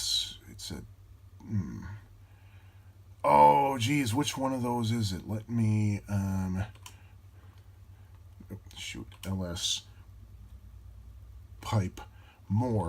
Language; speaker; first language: English; native; English